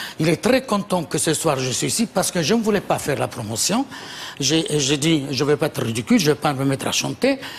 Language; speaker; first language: French; non-native, fluent; Italian